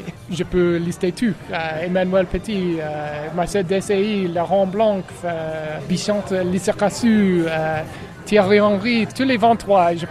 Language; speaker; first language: French; non-native, learner; English